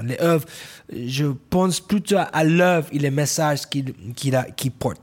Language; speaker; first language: French; non-native, learner; English